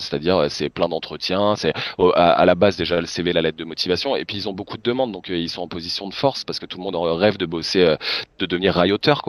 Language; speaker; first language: French; native; French